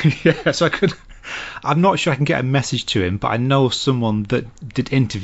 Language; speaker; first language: English; native; English